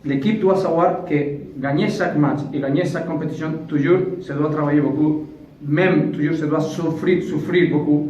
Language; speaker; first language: French; non-native, fluent; Spanish